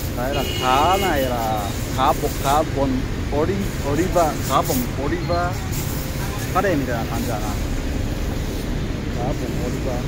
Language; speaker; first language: Vietnamese; non-native, learner; Japanese